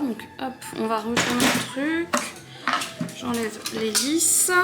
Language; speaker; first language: French; native; French